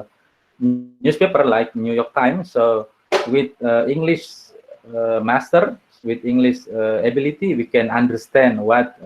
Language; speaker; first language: English; non-native, learner; Indonesian